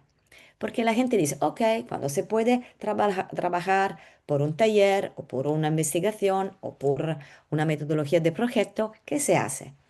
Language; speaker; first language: Spanish; non-native, learner; Italian